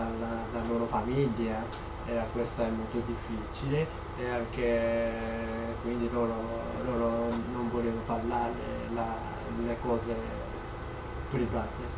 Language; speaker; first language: Italian; non-native, learner; Japanese